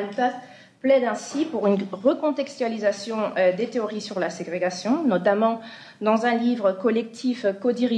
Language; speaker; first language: French; native; French